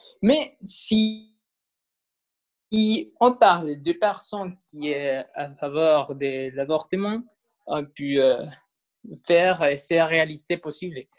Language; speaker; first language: French; non-native, learner; Spanish